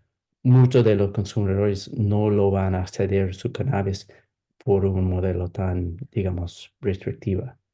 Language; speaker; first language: Spanish; non-native, fluent; English